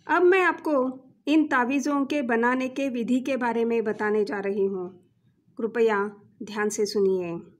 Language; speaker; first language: Hindi; non-native, local second language; Marathi